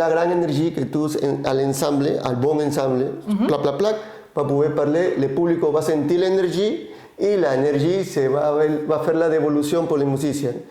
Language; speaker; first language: French; non-native, learner; Spanish